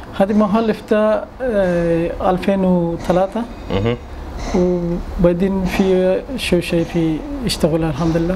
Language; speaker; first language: Arabic; non-native, learner; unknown